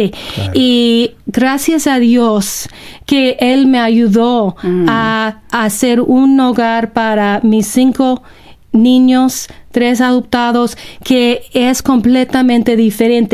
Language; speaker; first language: Spanish; non-native, fluent; English